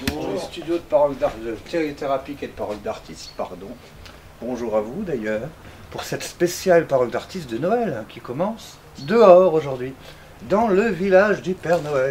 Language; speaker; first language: French; native; French